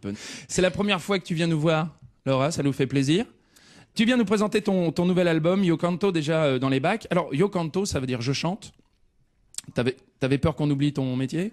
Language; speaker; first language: French; native; French